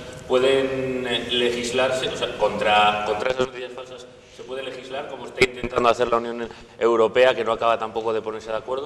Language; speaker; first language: Spanish; native; Spanish